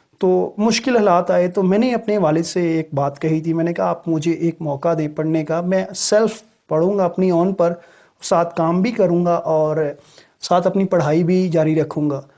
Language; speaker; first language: Urdu; non-native, local second language; Punjabi